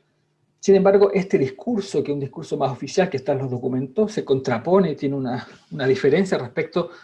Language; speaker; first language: Spanish; native; Spanish